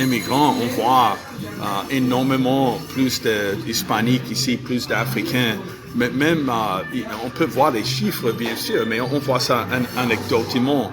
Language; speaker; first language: French; non-native, fluent; English